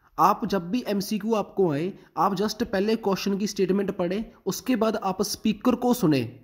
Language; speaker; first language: Hindi; non-native, local second language; Punjabi